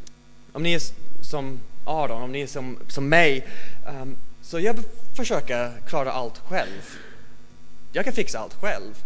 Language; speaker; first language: Swedish; non-native, fluent; English